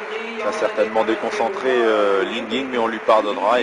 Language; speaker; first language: French; native; French